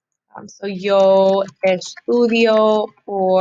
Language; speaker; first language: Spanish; non-native, fluent; English